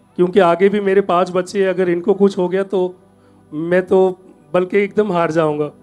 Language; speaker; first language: Hindi; native; Hindi